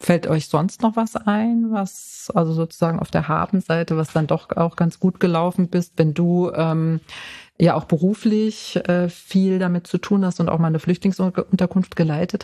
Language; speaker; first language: German; native; German